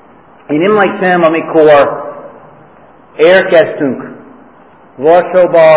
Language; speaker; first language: Hungarian; non-native, fluent; English